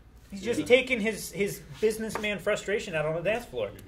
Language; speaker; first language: English; native; English